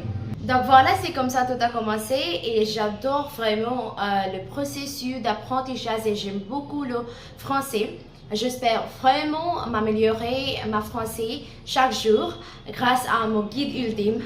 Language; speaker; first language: French; non-native, learner; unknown